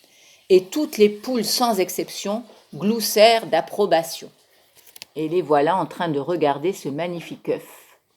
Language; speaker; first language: French; native; French